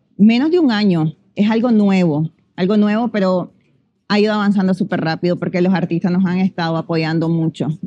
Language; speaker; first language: Spanish; native; Spanish